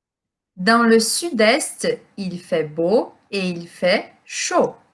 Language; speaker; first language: French; non-native, fluent; Portuguese